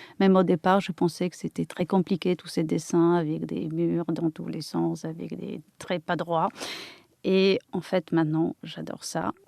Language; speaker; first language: French; non-native, fluent; Polish